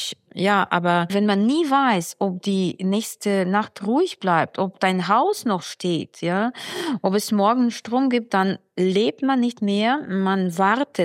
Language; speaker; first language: German; non-native, fluent; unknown